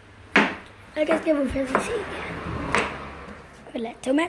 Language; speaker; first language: French; non-native, learner; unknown